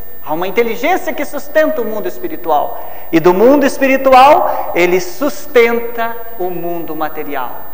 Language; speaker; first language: Portuguese; native; Portuguese